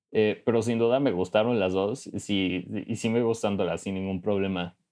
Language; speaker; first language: Spanish; native; Spanish